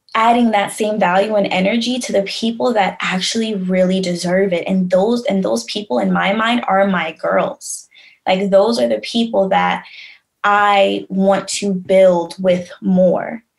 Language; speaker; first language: English; native; English